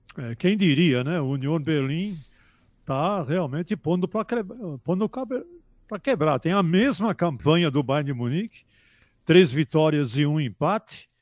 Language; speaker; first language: Portuguese; early bilingual, other home language; German